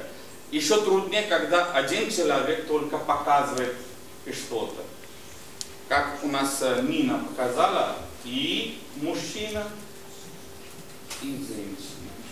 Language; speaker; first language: Russian; non-native, learner; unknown